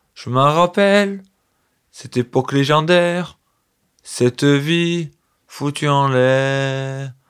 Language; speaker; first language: French; native; French